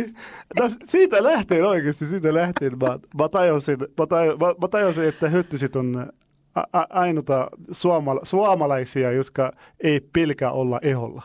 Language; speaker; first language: Finnish; non-native, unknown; Arabic